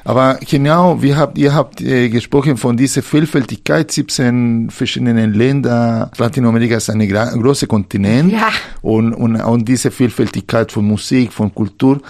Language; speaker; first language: German; non-native, fluent; Spanish